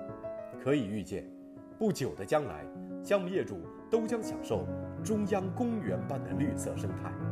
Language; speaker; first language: Chinese; native; Chinese